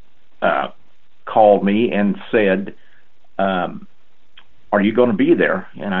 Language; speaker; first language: English; native; English